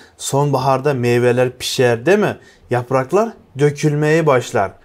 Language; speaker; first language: Turkish; non-native, fluent; Uzbek